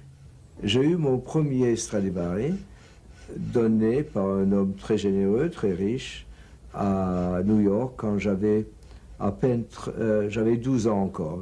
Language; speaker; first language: French; non-native, fluent; English